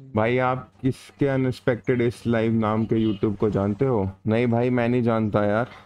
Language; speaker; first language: Hindi; native; Hindi